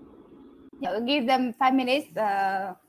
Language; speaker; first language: English; non-native, fluent; Vietnamese